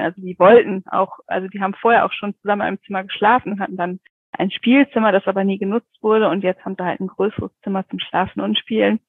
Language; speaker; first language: German; native; German